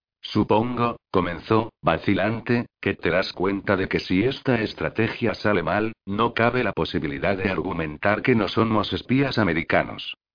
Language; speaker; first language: Spanish; native; Spanish